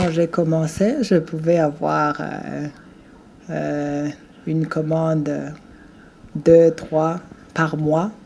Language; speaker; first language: French; non-native, local second language; Rundi